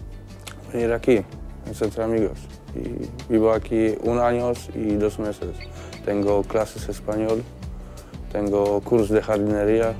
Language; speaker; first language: Spanish; non-native, learner; Polish